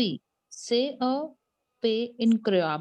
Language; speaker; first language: French; non-native, learner; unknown